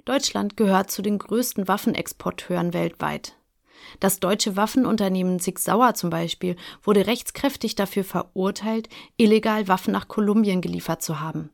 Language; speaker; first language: German; native; German